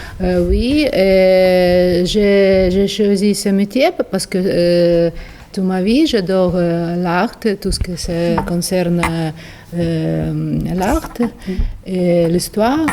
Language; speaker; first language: French; non-native, fluent; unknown